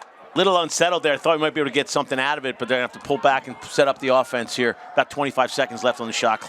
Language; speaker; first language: English; native; English